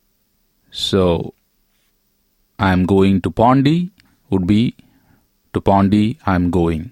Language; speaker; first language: English; non-native, local second language; Tamil